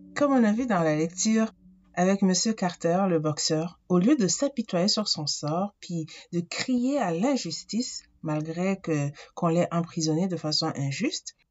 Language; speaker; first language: French; native; French